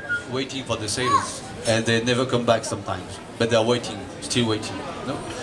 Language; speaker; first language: English; non-native, learner; French